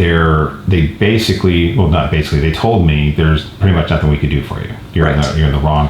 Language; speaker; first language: English; native; English